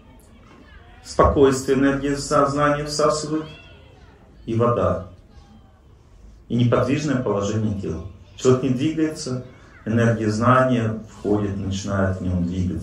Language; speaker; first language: Russian; native; Russian